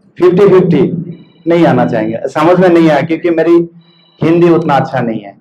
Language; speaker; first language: Hindi; non-native, local second language; Bangla